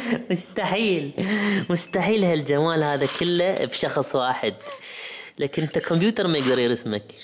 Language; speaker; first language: Arabic; native; Arabic